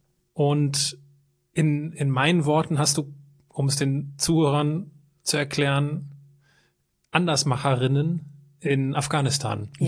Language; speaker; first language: German; native; German